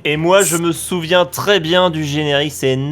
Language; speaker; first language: French; native; French